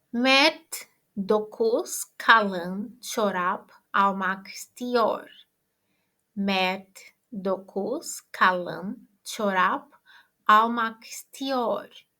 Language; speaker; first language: Turkish; non-native, fluent; Portuguese